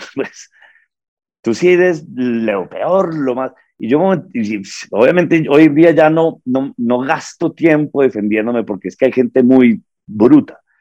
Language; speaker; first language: Spanish; native; Spanish